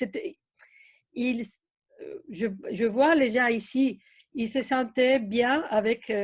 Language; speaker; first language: French; non-native, fluent; Spanish